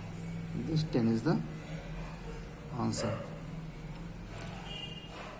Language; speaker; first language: English; non-native, local second language; Hindi